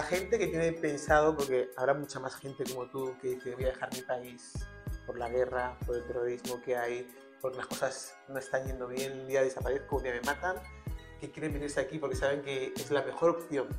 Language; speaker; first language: Spanish; native; Spanish